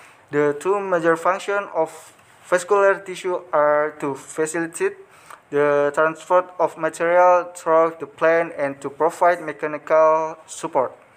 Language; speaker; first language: English; non-native, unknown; Indonesian